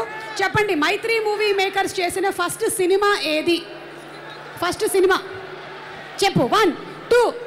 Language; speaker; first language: Telugu; native; Telugu